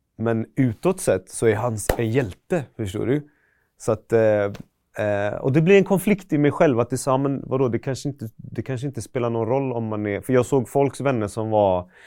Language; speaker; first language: Swedish; early bilingual, other home language; Persian